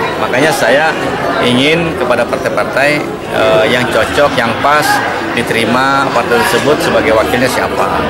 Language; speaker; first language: Indonesian; native; Indonesian